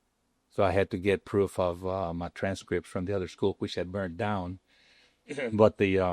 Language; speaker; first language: English; non-native, local second language; Spanish